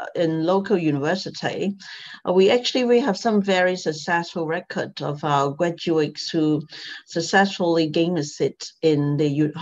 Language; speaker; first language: English; non-native, local second language; Cantonese